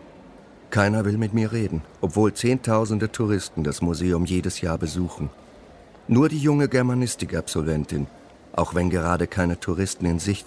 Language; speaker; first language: German; native; German